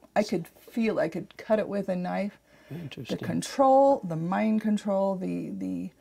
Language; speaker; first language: English; native; English